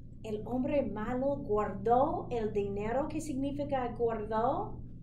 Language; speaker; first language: Spanish; non-native, fluent; English